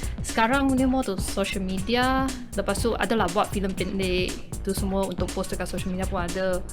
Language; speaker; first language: Malay; non-native, local second language; Chinese